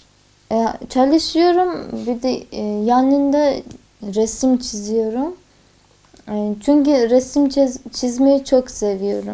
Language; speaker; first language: Turkish; non-native, learner; Persian